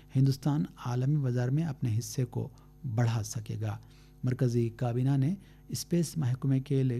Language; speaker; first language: Hindi; native; Hindi